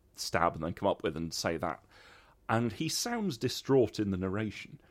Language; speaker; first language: English; native; English